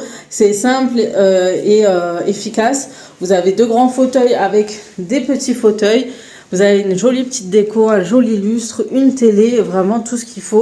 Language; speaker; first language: French; native; French